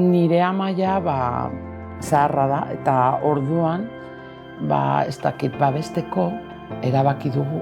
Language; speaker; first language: Basque; non-native, local second language; Spanish